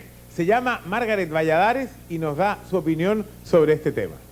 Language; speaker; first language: Spanish; native; Spanish